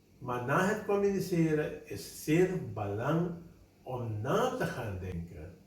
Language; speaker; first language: Dutch; non-native, local second language; Caribbean Hindustani